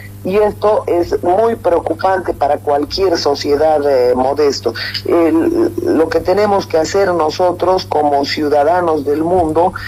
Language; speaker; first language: Spanish; native; Spanish